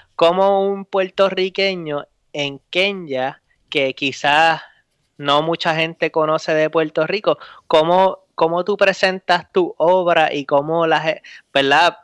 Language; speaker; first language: Spanish; native; Spanish